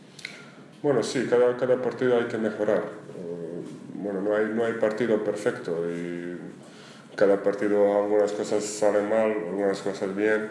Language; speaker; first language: Spanish; non-native, fluent; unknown